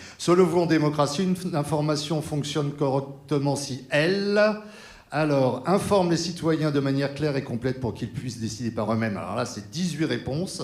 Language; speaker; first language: French; native; French